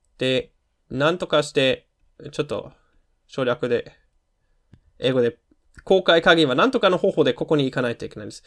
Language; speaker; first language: Japanese; non-native, fluent; German